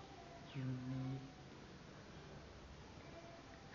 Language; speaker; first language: Japanese; non-native, learner; Vietnamese